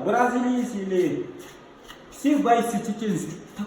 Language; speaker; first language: Russian; non-native, local second language; Kyrgyz